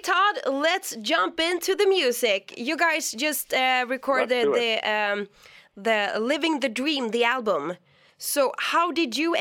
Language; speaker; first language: English; non-native, fluent; Swedish